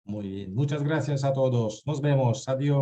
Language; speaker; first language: Spanish; non-native, fluent; Russian